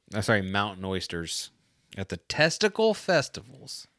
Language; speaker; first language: English; early bilingual, other home language; Italian